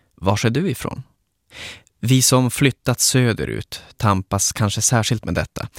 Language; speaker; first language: Swedish; native; Swedish